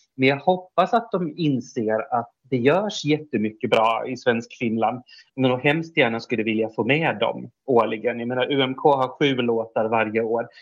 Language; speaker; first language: Swedish; native; Swedish